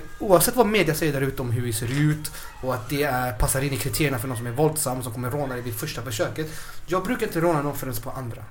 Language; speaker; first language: Swedish; early bilingual, other home language; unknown